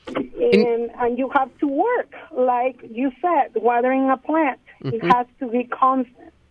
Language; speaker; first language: English; non-native, fluent; Spanish